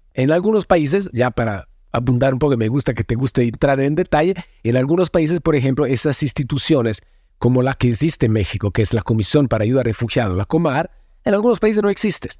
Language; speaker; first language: Spanish; non-native, fluent; Italian